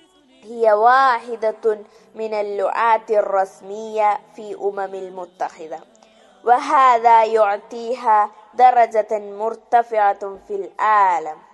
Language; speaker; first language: Arabic; non-native, learner; Malayalam